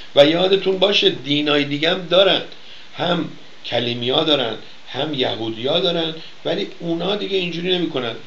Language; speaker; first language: Persian; native; Persian